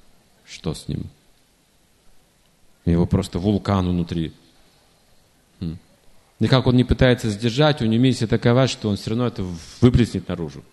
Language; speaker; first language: Russian; native; Russian